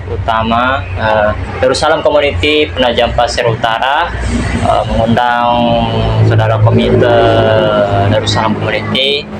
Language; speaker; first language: Indonesian; native; Indonesian